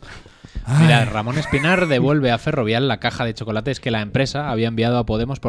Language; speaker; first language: Spanish; native; Spanish